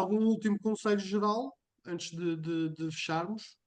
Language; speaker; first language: Portuguese; native; Portuguese